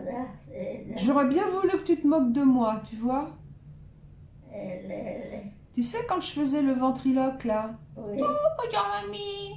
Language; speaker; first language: French; native; French